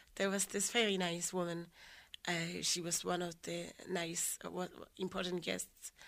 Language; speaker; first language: English; non-native, local second language; Southern Sotho